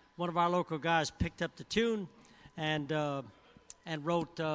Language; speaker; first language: English; early bilingual, other home language; French